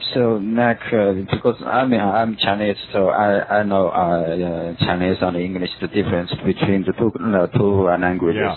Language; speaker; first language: English; non-native, learner; Chinese